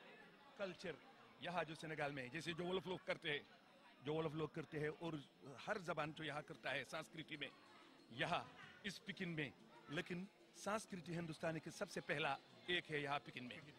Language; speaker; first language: Hindi; non-native, learner; Wolof